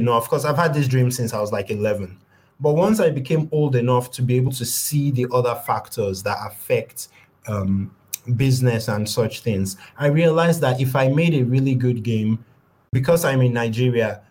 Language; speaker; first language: English; non-native, local second language; Yoruba